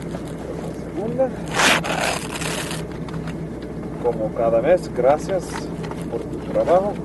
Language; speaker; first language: Spanish; non-native, learner; English